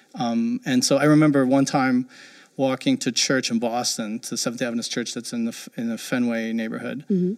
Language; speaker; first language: English; early bilingual, heritage; German